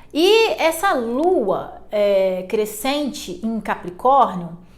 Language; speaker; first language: Portuguese; native; Portuguese